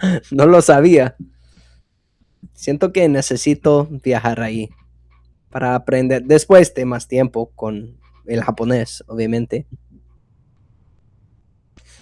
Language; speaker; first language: Spanish; non-native, fluent; English